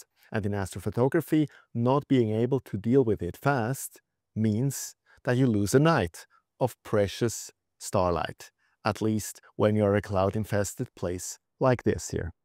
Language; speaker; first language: English; non-native, fluent; German